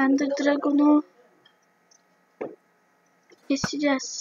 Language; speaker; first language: Turkish; native; Turkish